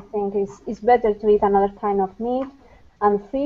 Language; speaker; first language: English; non-native, fluent; Spanish